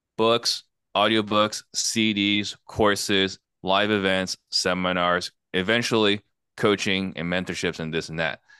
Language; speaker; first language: English; native; English